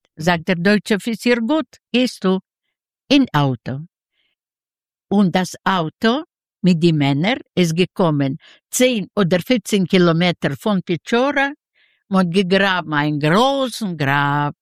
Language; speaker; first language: German; non-native, fluent; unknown